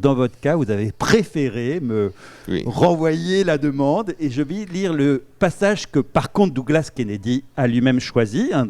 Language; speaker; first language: French; native; French